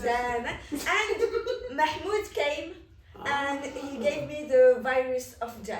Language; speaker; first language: English; non-native, fluent; French